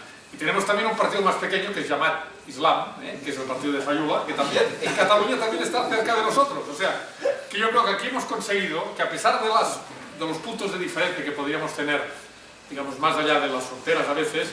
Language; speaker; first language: Spanish; native; Spanish